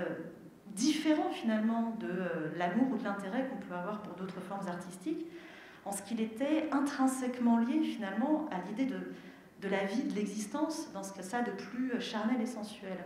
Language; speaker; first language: French; native; French